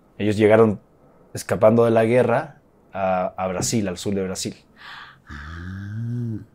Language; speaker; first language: Spanish; native; Spanish